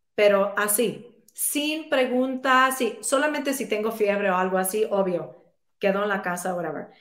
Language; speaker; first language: Spanish; early bilingual, heritage; Spanish